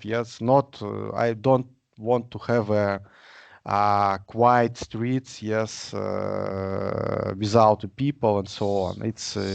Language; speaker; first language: English; non-native, learner; Russian